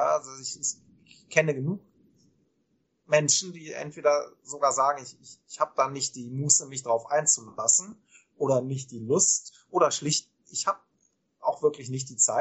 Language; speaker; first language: German; native; German